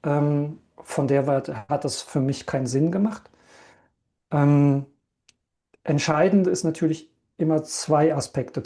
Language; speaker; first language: German; native; German